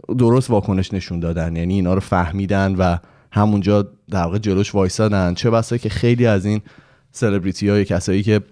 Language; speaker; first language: Persian; native; Persian